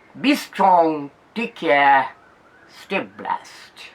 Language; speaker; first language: English; non-native, local second language; Tamil